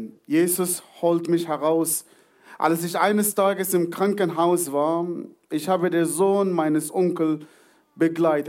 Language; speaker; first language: German; non-native, fluent; Arabic